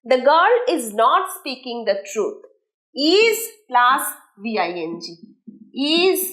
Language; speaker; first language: English; non-native, local second language; Bangla